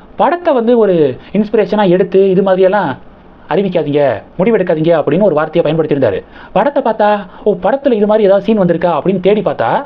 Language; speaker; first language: Tamil; native; Tamil